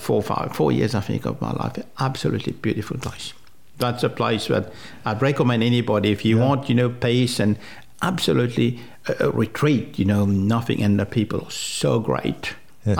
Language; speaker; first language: English; non-native, fluent; French